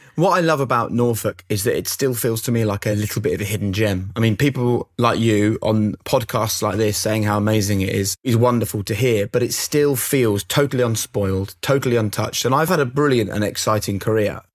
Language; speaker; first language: English; native; English